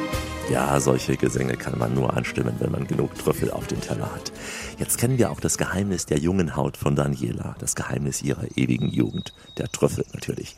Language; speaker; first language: German; native; German